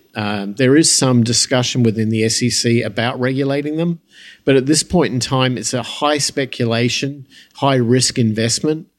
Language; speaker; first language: English; native; English